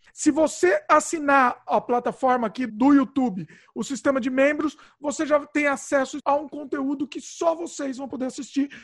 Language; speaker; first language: Portuguese; native; Portuguese